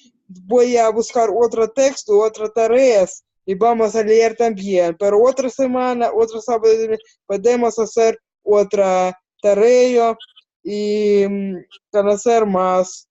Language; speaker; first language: Spanish; non-native, learner; Ukrainian